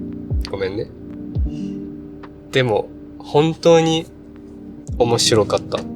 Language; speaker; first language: Japanese; non-native, learner; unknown